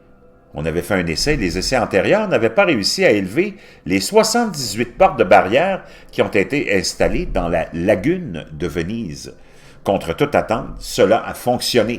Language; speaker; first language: French; native; French